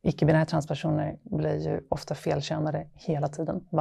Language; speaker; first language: Swedish; native; Swedish